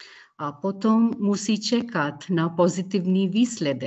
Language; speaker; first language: Czech; non-native, learner; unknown